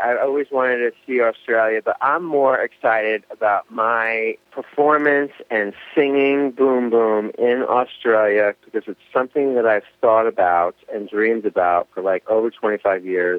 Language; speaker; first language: English; native; English